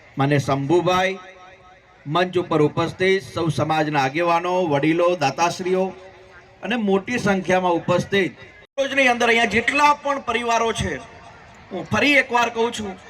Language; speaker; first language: Gujarati; native; Gujarati